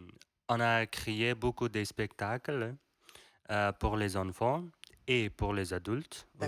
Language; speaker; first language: French; non-native, learner; Persian